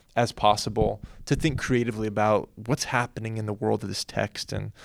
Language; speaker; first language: English; native; English